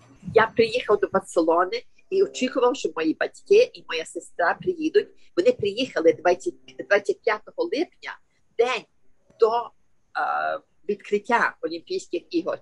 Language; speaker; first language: Ukrainian; early bilingual, heritage; Ukrainian